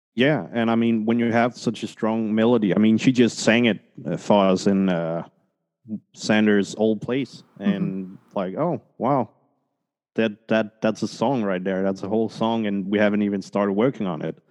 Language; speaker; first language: English; early bilingual, other home language; Spanish